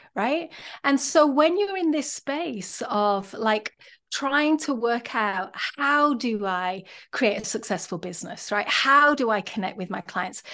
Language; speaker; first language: English; native; English